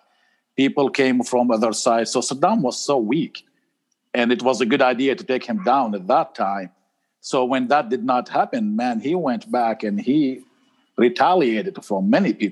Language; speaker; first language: English; non-native, fluent; Arabic